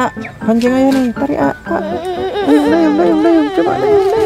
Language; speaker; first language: Malay; native; Malay